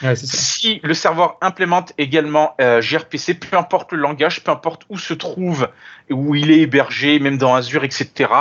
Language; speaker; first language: French; native; French